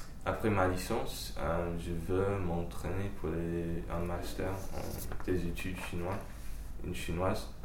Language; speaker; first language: French; early bilingual, heritage; French